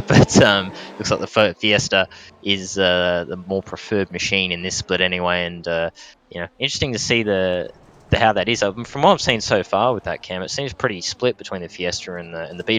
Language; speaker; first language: English; native; English